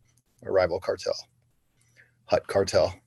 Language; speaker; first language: English; native; English